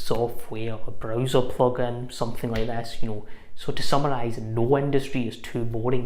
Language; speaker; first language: English; native; English